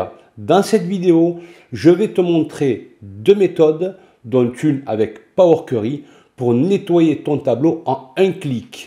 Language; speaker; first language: French; native; French